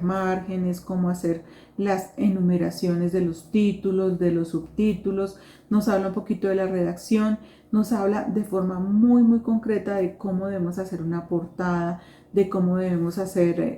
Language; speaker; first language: Spanish; native; Spanish